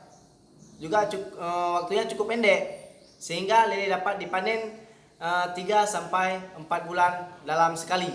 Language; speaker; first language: Indonesian; native; Indonesian